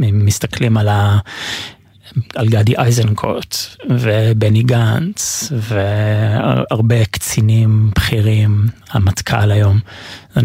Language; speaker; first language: Hebrew; non-native, fluent; English